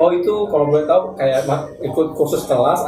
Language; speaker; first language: Indonesian; native; Indonesian